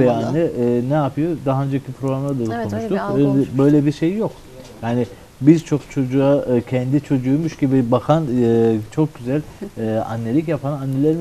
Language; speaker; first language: Turkish; native; Turkish